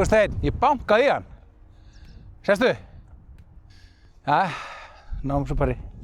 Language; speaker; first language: Icelandic; native; Icelandic